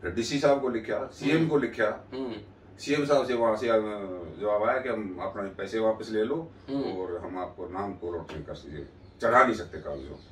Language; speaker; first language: Hindi; native; Hindi